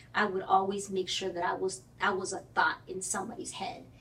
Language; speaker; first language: English; early bilingual, other home language; Spanish